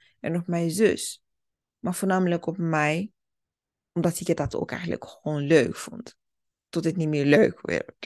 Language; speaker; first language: Dutch; early bilingual, other home language; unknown